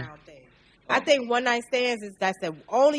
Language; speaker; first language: English; native; English